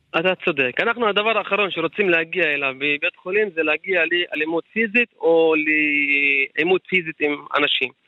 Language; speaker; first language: Hebrew; non-native, local second language; Arabic